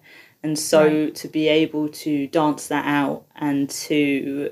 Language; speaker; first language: English; native; English